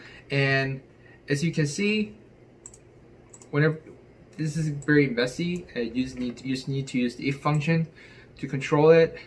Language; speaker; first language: English; non-native, fluent; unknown